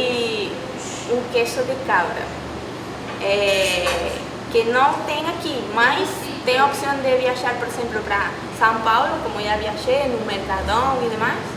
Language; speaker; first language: Portuguese; non-native, fluent; Spanish